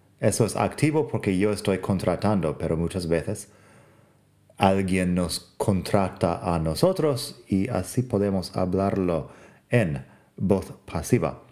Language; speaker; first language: Spanish; non-native, fluent; English